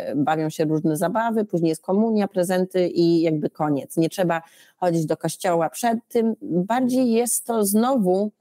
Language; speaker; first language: Polish; early bilingual, heritage; Polish